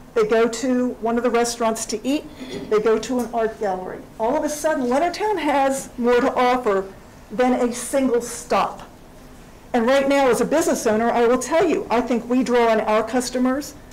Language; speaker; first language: English; native; English